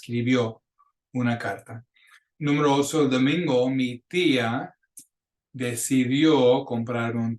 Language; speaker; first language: Spanish; non-native, fluent; English